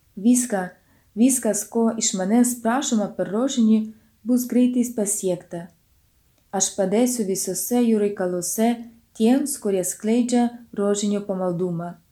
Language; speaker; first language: Lithuanian; non-native, fluent; Ukrainian